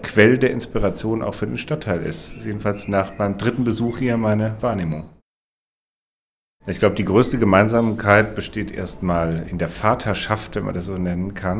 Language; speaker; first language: German; native; German